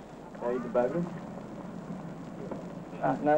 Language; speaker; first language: Indonesian; non-native, learner; English